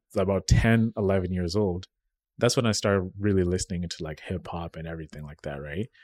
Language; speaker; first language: English; early bilingual, other home language; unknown